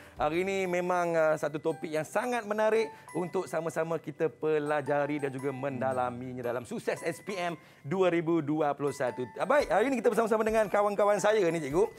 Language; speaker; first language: Malay; native; Malay